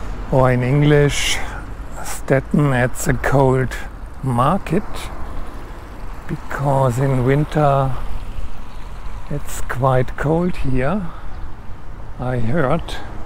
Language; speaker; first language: English; non-native, fluent; German